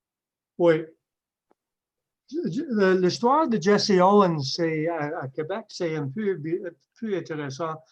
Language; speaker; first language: French; non-native, fluent; English